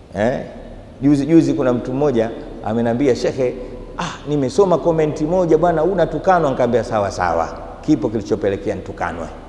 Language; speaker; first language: Swahili; native; Swahili